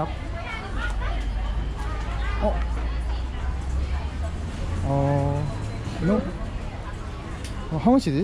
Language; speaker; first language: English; non-native, learner; Korean